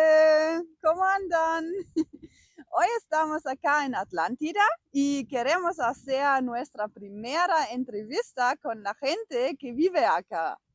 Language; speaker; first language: Spanish; non-native, learner; German